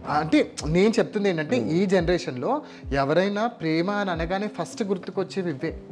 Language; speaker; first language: Telugu; non-native, local second language; Lambadi